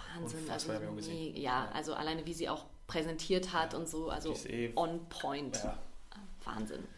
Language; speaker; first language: German; native; German